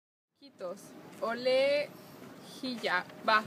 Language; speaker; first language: Finnish; non-native, learner; English